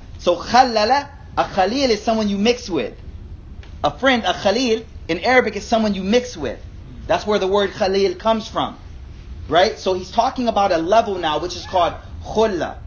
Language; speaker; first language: English; native; English